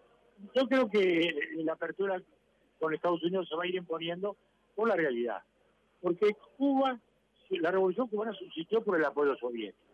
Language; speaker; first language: Spanish; native; Spanish